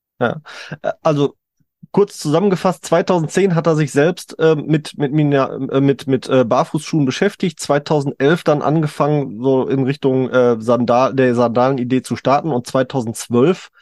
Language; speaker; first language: German; native; German